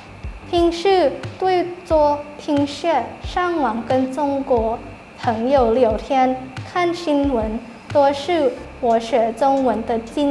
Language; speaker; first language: Chinese; non-native, learner; Thai